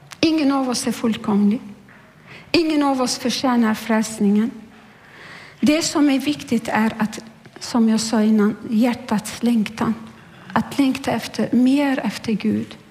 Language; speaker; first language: Swedish; non-native, fluent; Turkish